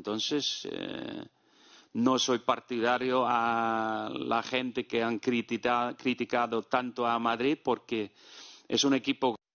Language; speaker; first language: Spanish; non-native, fluent; Dutch